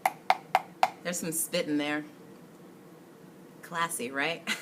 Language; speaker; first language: English; native; English